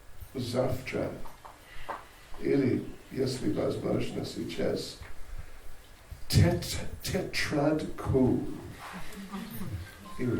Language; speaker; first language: Russian; non-native, learner; English